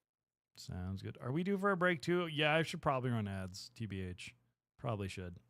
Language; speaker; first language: English; native; English